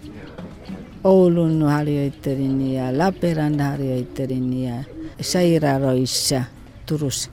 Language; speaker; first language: Finnish; non-native, fluent; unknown